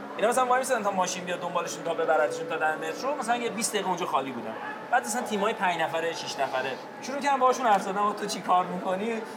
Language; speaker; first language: Persian; non-native, local second language; Azerbaijani